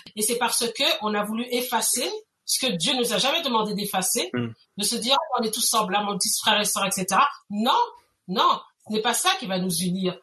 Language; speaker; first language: French; native; French